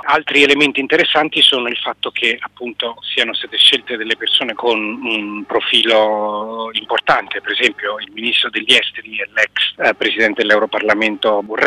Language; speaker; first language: Italian; native; Italian